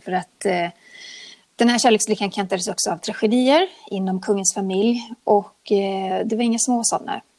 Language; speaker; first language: Swedish; native; Swedish